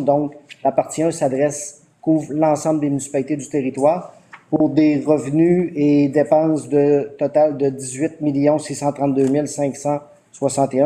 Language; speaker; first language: French; native; French